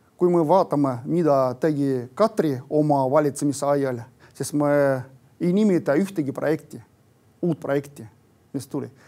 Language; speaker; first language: Estonian; non-native, local second language; Russian